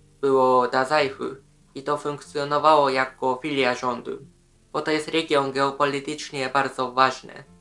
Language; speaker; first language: Polish; non-native, fluent; Japanese